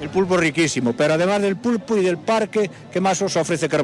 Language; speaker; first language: Spanish; non-native, local second language; Galician